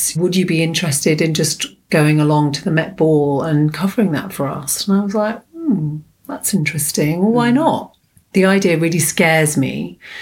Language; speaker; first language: English; native; English